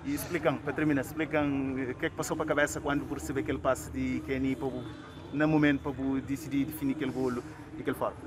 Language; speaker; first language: Portuguese; non-native, local second language; Kabuverdianu